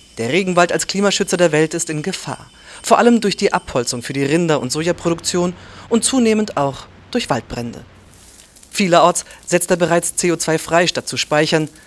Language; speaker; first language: German; native; German